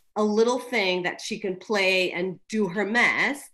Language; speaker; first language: English; early bilingual, other home language; Spanish